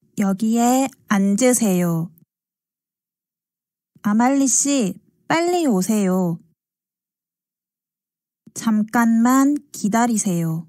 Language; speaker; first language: Korean; non-native, fluent; Sinhala